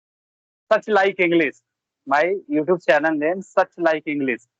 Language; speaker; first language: English; non-native, learner; Bhojpuri